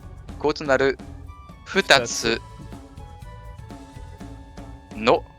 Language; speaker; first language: Japanese; non-native, fluent; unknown